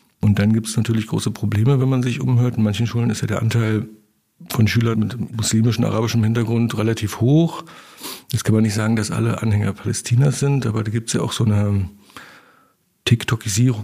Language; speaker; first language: German; native; German